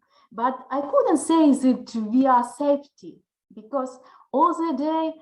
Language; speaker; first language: English; non-native, learner; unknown